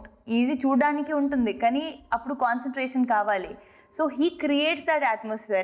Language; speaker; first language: Telugu; non-native, fluent; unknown